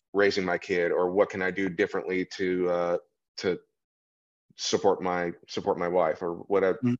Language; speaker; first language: English; native; English